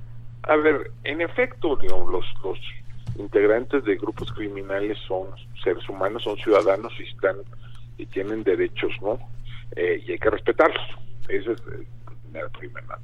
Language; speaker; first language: Spanish; native; Spanish